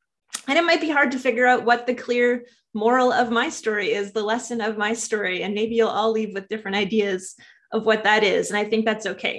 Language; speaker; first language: English; native; English